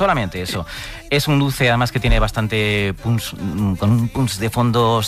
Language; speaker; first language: Spanish; native; Spanish